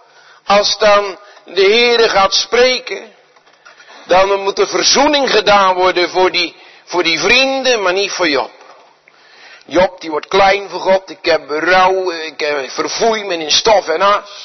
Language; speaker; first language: Dutch; native; Dutch